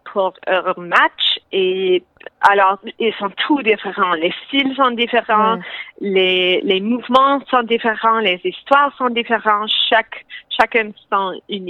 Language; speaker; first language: French; non-native, local second language; English